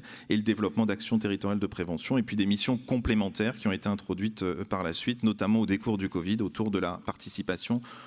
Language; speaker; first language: French; native; French